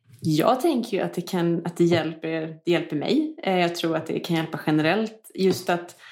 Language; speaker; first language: Swedish; native; Swedish